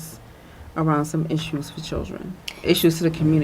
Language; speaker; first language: English; native; English